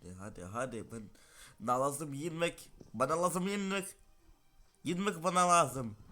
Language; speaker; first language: Turkish; non-native, learner; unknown